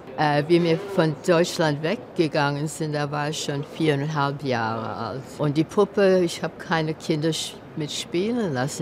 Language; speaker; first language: German; early bilingual, heritage; German